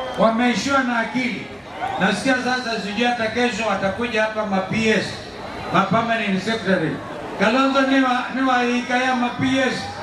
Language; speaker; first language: Swahili; non-native, local second language; Kamba